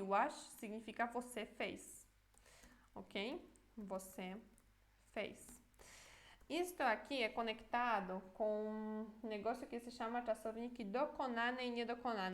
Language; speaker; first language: Portuguese; non-native, fluent; Polish